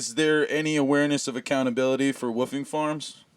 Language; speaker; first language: English; native; English